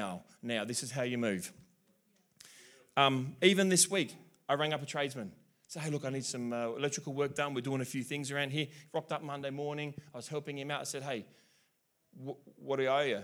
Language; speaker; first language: English; native; English